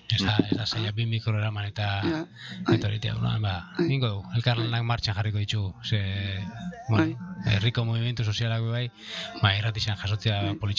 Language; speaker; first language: Basque; native; Basque